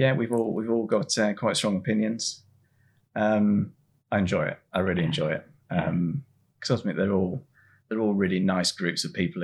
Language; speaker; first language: English; native; English